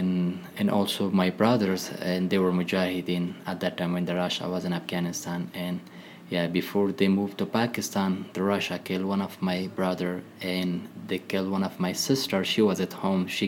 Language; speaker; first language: English; non-native, learner; Persian